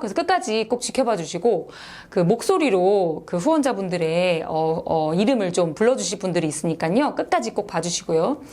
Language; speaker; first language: Korean; native; Korean